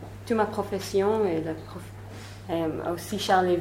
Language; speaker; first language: French; non-native, learner; Hebrew